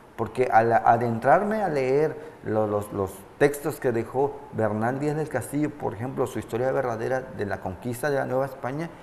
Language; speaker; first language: Spanish; non-native, local second language; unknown